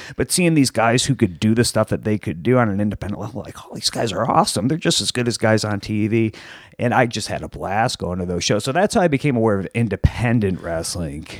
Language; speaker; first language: English; native; English